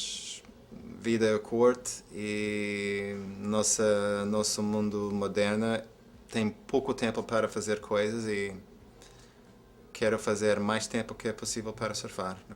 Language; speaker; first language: Portuguese; non-native, fluent; English